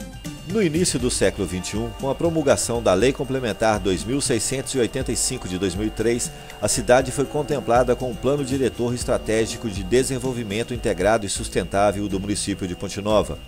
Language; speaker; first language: Portuguese; native; Portuguese